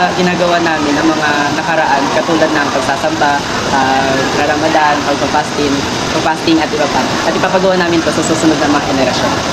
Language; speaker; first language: Filipino; non-native, local second language; Tausug